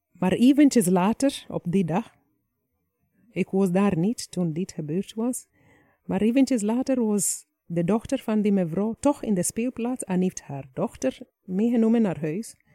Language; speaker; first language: Dutch; non-native, fluent; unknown